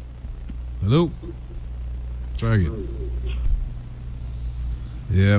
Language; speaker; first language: English; native; English